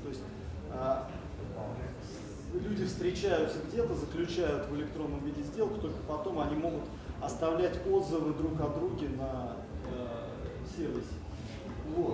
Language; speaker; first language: Russian; native; Russian